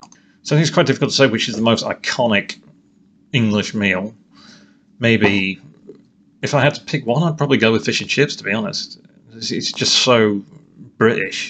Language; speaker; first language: English; native; English